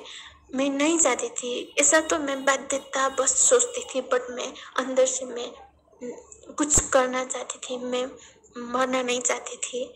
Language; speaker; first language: Hindi; non-native, learner; Nepali